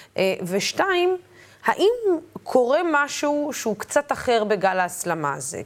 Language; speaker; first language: Hebrew; non-native, local second language; Arabic